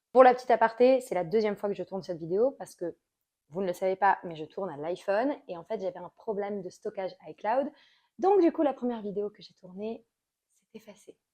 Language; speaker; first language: French; native; French